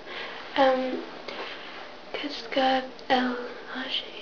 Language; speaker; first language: French; non-native, learner; English